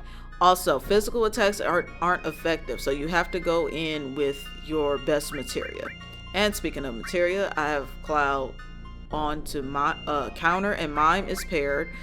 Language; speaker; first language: English; native; English